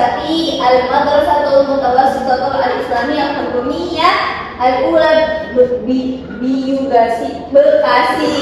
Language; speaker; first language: Arabic; non-native, learner; Indonesian